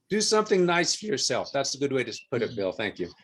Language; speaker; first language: English; native; English